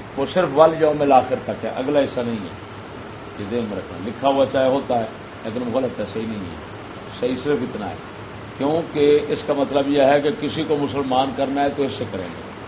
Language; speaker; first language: Urdu; non-native, local second language; Punjabi